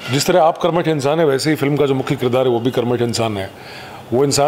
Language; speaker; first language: Hindi; native; Hindi